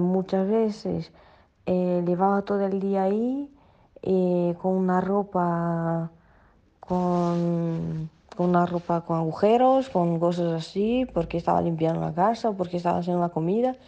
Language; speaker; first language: Spanish; non-native, fluent; Portuguese